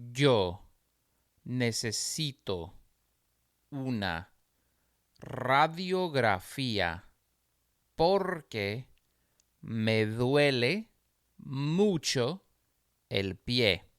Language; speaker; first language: Spanish; non-native, fluent; English